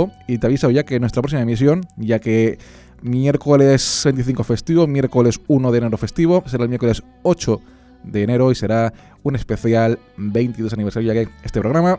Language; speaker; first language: Spanish; native; Spanish